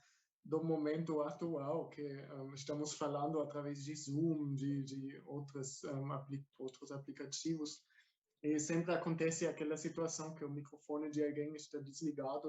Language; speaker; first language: Portuguese; non-native, fluent; German